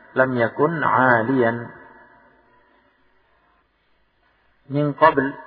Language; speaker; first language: Arabic; non-native, fluent; Indonesian